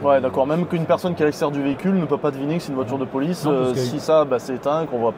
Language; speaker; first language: French; native; French